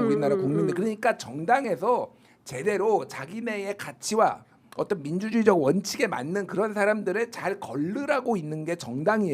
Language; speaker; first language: Korean; native; Korean